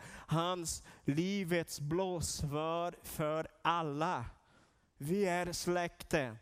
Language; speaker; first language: Swedish; non-native, learner; Portuguese